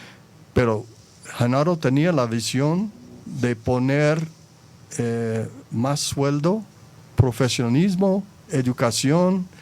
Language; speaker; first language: Spanish; non-native, fluent; English